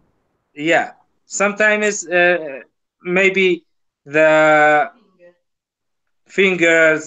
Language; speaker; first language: English; non-native, learner; Kurdish